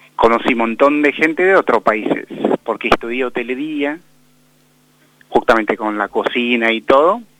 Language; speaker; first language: Spanish; non-native, fluent; Bangla